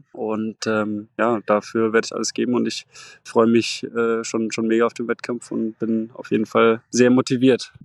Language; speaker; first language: German; native; German